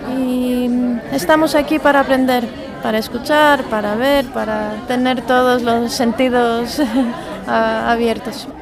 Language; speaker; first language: Spanish; non-native, fluent; Greek